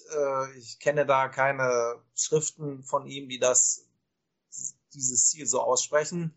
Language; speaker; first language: German; native; German